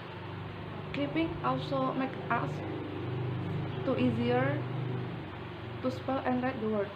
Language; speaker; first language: English; non-native, learner; Indonesian